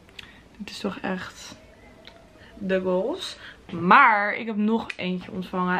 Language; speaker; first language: Dutch; native; Dutch